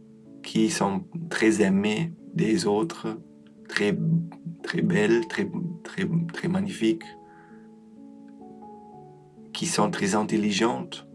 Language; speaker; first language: French; non-native, learner; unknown